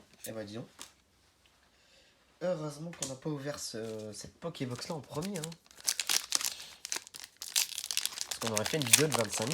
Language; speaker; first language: French; native; French